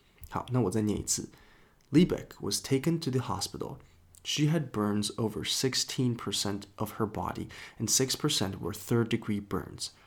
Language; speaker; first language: English; non-native, fluent; Chinese